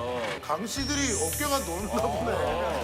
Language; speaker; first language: Korean; native; Korean